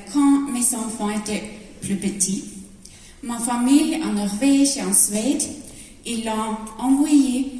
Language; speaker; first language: French; non-native, learner; Norwegian